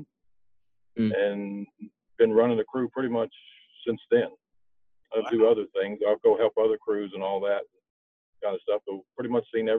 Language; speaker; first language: English; native; English